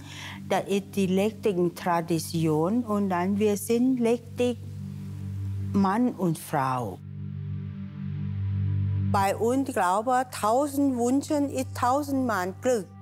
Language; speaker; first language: German; non-native, learner; Thai